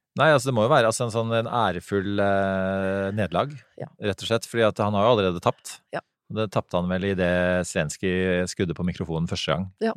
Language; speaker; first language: Norwegian; native; Norwegian